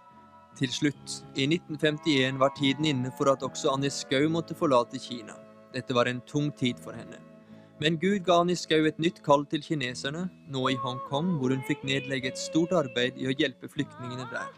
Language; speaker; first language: Norwegian; native; Norwegian